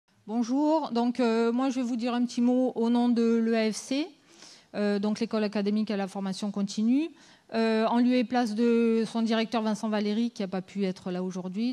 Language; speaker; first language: French; native; French